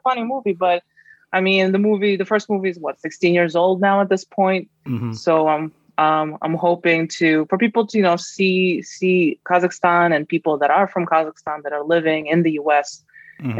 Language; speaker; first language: English; non-native, fluent; Kazakh